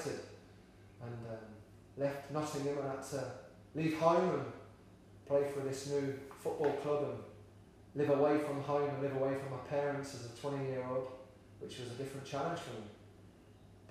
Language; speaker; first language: English; native; English